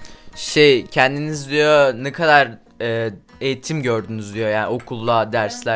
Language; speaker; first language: Turkish; non-native, fluent; Persian